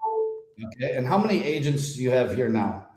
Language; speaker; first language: English; native; English